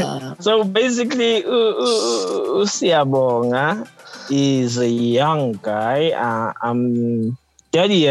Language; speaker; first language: English; non-native, local second language; Zulu